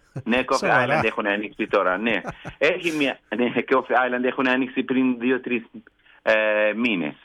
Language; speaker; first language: Greek; non-native, learner; Kurdish